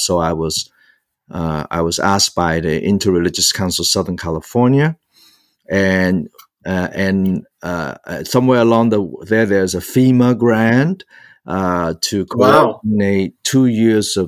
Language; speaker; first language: English; non-native, local second language; Cantonese